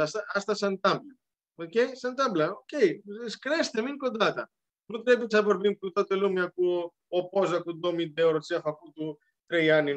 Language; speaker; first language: Romanian; non-native, learner; Greek